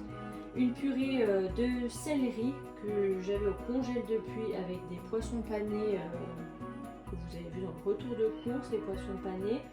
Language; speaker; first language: French; native; French